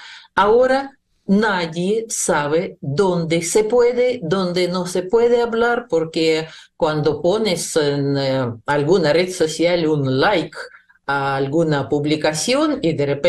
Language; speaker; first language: Spanish; non-native, fluent; Russian